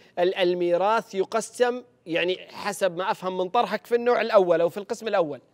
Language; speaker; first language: Arabic; native; Arabic